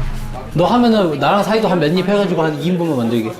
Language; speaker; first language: Korean; native; Korean